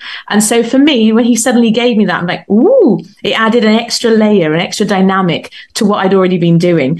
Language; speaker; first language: English; native; English